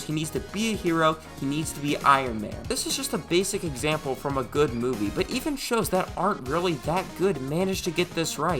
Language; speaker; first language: English; native; English